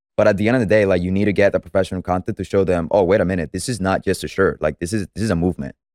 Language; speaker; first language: English; non-native, fluent; Spanish